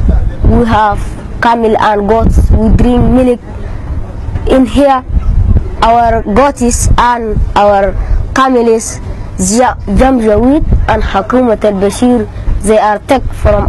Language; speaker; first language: English; non-native, learner; Arabic